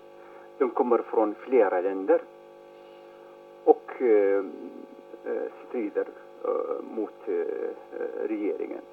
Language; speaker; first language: Swedish; non-native, fluent; Arabic